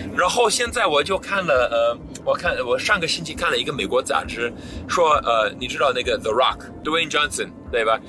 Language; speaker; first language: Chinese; non-native, fluent; English